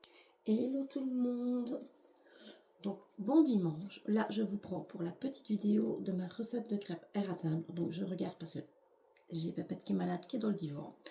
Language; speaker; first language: French; native; French